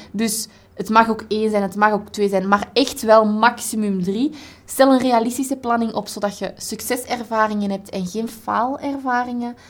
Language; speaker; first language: Dutch; native; Dutch